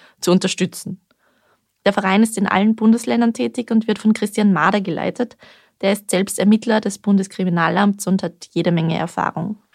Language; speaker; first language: German; native; German